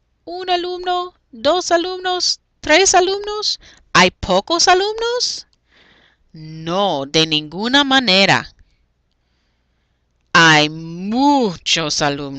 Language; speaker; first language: Spanish; non-native, fluent; English